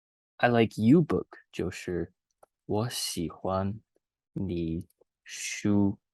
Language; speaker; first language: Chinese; non-native, learner; English